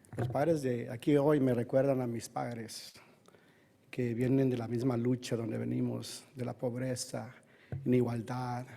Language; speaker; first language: Spanish; early bilingual, heritage; Spanish